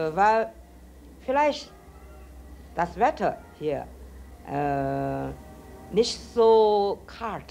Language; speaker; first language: German; non-native, learner; Chinese